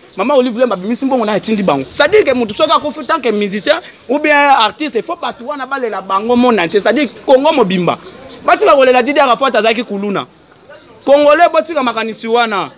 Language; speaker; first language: Lingala; native; Lingala